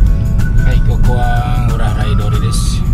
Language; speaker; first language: Japanese; non-native, learner; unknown